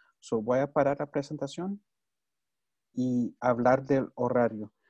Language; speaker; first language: Spanish; early bilingual, heritage; Spanish